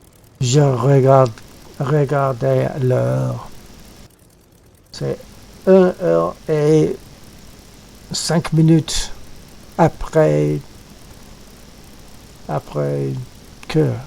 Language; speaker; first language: French; non-native, learner; English